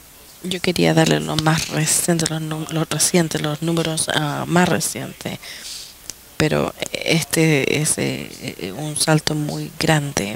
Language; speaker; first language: Spanish; non-native, fluent; English